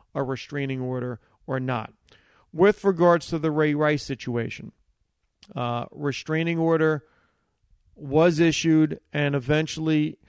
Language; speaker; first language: English; early bilingual, other home language; Italian